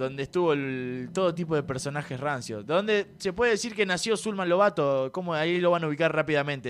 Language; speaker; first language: Spanish; native; Spanish